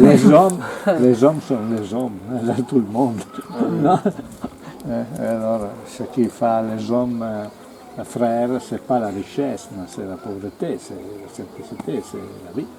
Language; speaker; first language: French; non-native, learner; Italian